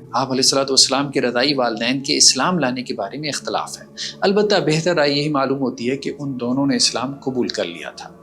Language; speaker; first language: Urdu; native; Urdu